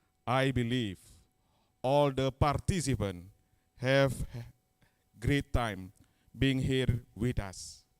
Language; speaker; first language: English; non-native, learner; Indonesian